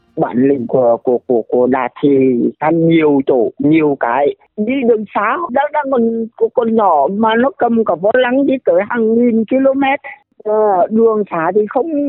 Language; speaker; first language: Vietnamese; native; Vietnamese